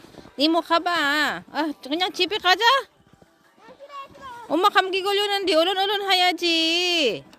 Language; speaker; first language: Korean; non-native, fluent; Filipino